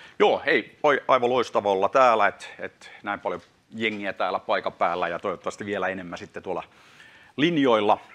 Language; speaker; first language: Finnish; non-native, local second language; Swedish